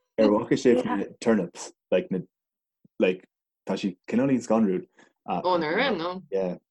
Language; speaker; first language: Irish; native; Irish